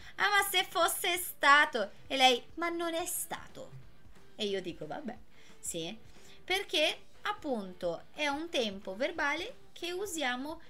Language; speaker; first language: Italian; non-native, fluent; Portuguese